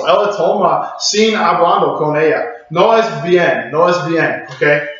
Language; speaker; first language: Spanish; non-native, learner; English